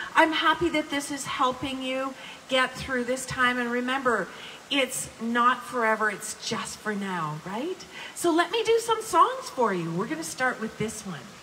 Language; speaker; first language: English; native; English